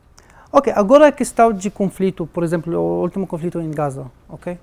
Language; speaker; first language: Portuguese; non-native, learner; Arabic